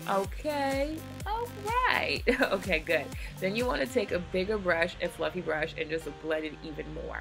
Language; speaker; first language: English; native; English